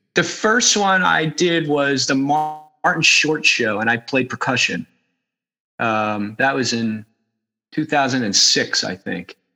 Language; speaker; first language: English; native; English